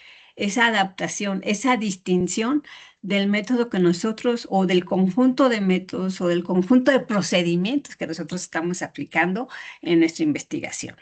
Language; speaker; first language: Spanish; native; Spanish